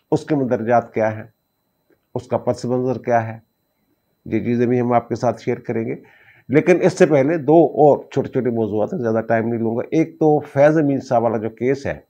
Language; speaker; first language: Urdu; non-native, local second language; Punjabi